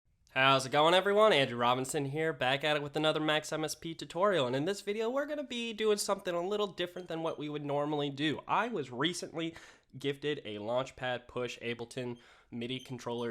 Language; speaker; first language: English; native; English